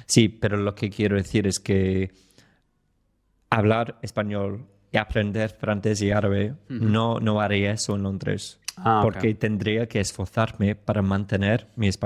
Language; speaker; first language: Spanish; non-native, fluent; English